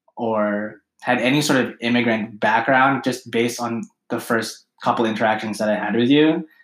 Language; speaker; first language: English; early bilingual, other home language; Filipino